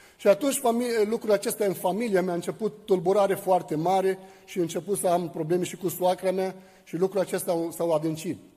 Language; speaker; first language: Romanian; non-native, fluent; Arabic